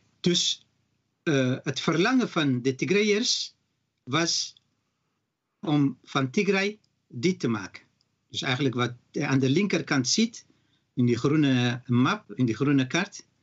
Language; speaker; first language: Dutch; non-native, fluent; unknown